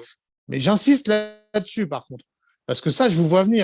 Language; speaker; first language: French; native; French